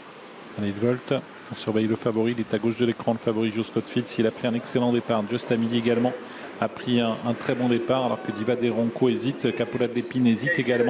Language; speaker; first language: French; native; French